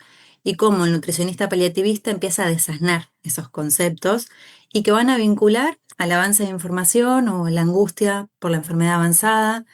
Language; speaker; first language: Spanish; native; Spanish